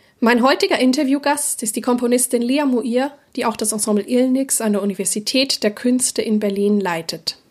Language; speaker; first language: German; native; German